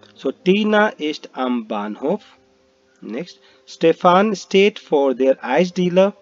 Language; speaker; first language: German; non-native, fluent; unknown